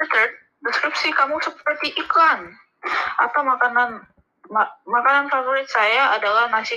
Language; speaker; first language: Indonesian; non-native, learner; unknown